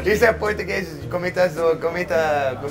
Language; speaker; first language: Portuguese; non-native, fluent; English